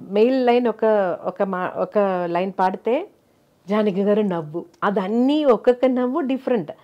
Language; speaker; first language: Telugu; non-native, local second language; Malayalam